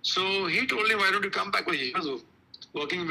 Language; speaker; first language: English; non-native, local second language; Kashmiri